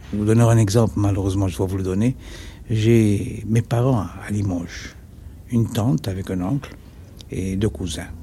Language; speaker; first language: French; non-native, fluent; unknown